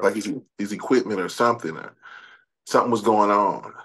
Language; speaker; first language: English; native; English